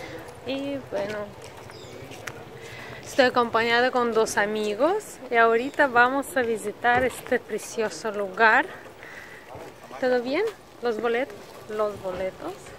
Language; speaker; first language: Spanish; non-native, learner; Russian